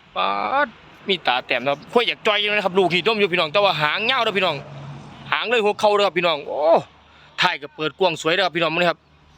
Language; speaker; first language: Thai; native; Thai